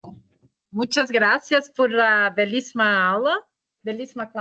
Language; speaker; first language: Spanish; non-native, learner; Portuguese